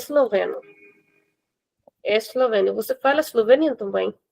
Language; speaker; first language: Portuguese; non-native, fluent; Hindi